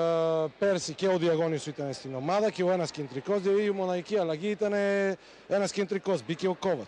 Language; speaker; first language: Greek; non-native, fluent; Bulgarian